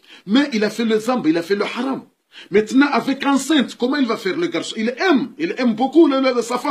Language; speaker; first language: French; non-native, learner; Comorian